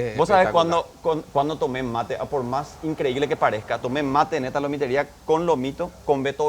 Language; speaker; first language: Spanish; native; Spanish